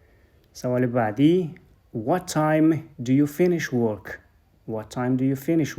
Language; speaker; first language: English; non-native, fluent; Persian